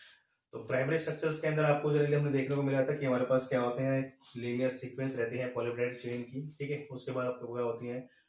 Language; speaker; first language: Hindi; native; Hindi